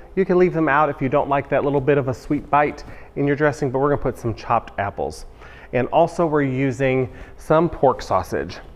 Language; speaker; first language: English; native; English